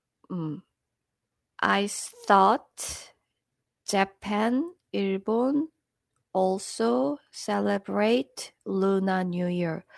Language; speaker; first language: English; non-native, fluent; Korean